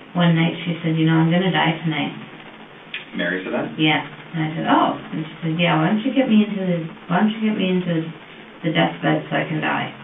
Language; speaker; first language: English; native; English